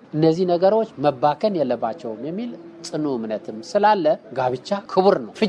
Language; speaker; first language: Amharic; non-native, local second language; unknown